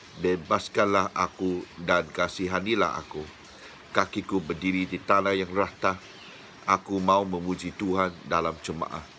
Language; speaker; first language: Malay; non-native, local second language; Chinese